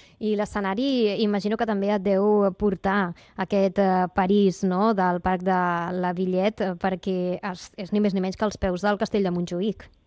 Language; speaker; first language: Catalan; native; Catalan